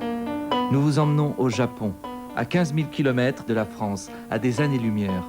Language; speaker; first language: French; native; French